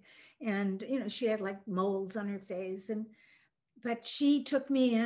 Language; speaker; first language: English; early bilingual, other home language; Norwegian